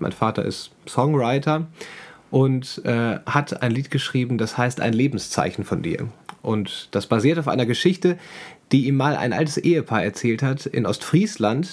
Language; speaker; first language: German; native; German